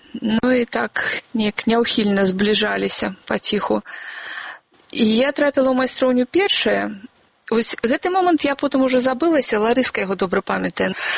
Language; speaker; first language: Belarusian; non-native, local second language; Russian